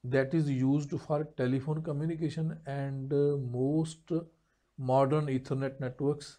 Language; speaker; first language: English; non-native, local second language; Punjabi